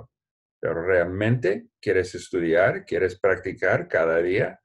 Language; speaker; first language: Spanish; non-native, learner; English